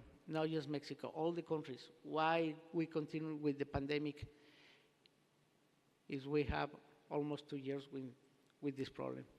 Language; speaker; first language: English; non-native, learner; Spanish